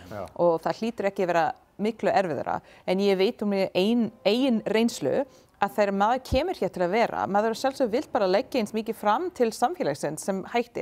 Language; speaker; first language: Icelandic; non-native, fluent; English